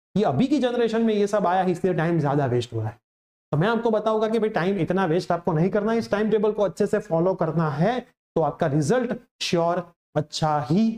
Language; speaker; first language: Hindi; non-native, local second language; Gujarati